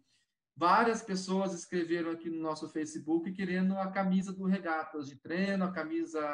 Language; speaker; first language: Portuguese; native; Portuguese